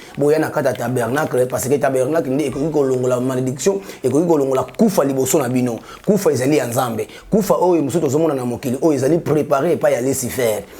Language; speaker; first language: Lingala; native; Lingala